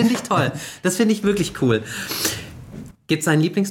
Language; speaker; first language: German; native; German